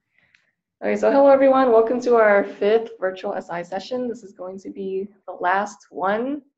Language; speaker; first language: English; native; English